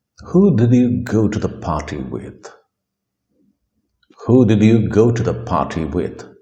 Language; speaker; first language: English; non-native, local second language; Malayalam